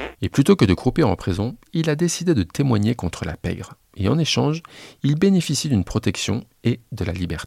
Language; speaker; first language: French; native; French